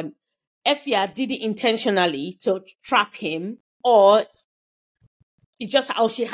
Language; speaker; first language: English; non-native, local second language; Yoruba